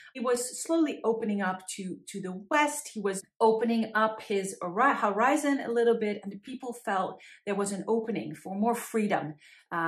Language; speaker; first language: English; non-native, fluent; Dutch